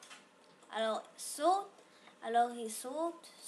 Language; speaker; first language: French; non-native, local second language; English